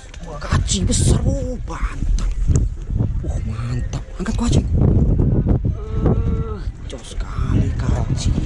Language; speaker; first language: Malay; native; Malay